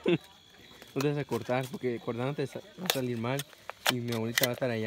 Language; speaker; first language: Spanish; early bilingual, heritage; Spanish